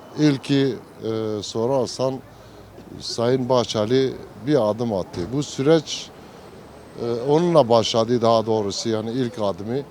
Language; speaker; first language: Turkish; non-native, local second language; Kurdish